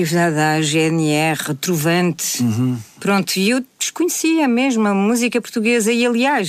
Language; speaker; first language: Portuguese; native; Portuguese